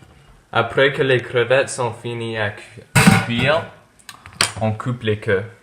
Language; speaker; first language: French; non-native, fluent; English